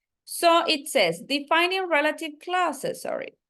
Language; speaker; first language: English; non-native, fluent; Spanish